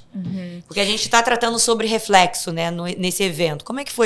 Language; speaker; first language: Portuguese; native; Portuguese